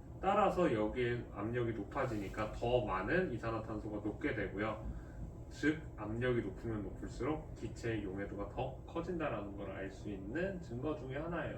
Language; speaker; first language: Korean; native; Korean